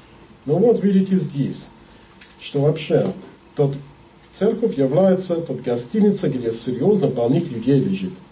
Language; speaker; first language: Russian; non-native, learner; English